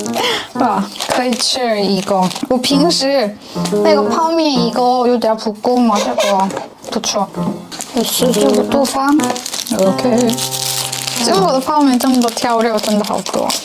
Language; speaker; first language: Chinese; non-native, learner; Korean